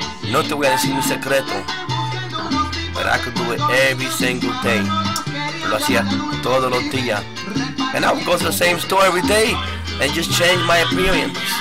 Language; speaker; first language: English; non-native, fluent; Spanish